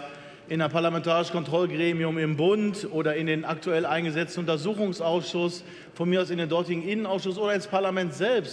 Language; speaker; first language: German; native; German